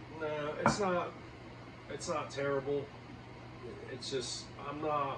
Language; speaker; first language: English; native; English